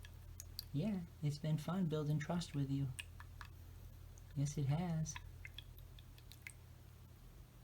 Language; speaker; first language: English; native; English